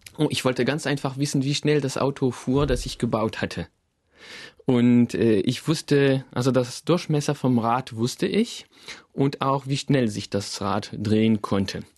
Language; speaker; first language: German; non-native, fluent; French